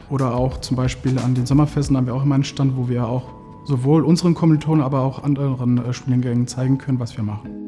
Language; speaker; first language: German; non-native, fluent; Bosnian